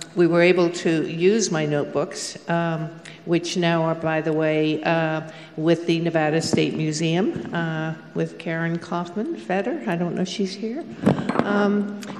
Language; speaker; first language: English; native; English